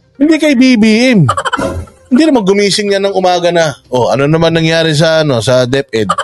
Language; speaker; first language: Filipino; non-native, local second language; Iloko